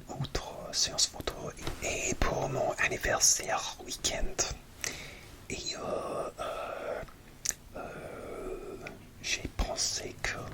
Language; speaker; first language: French; non-native, learner; English